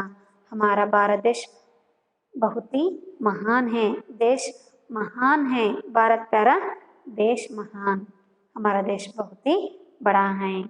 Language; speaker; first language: Hindi; non-native, local second language; Kannada